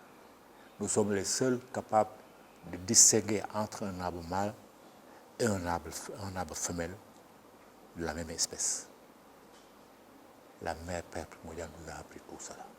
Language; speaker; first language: French; non-native, local second language; Bambara